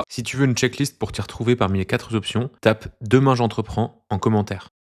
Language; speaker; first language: French; native; French